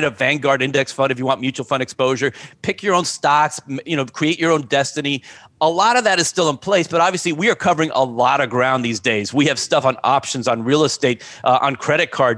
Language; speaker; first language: English; native; English